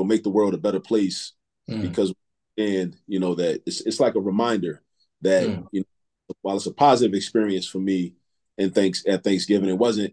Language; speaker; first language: English; native; English